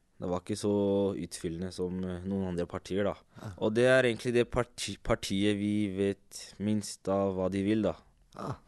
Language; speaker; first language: Norwegian; native; Norwegian